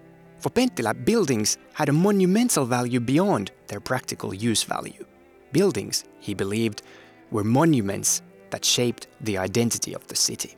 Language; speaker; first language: English; non-native, fluent; Finnish